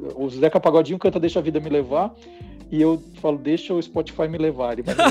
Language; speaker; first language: Portuguese; native; Portuguese